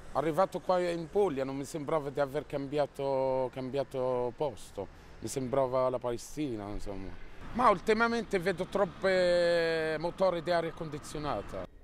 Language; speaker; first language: Italian; non-native, fluent; Arabic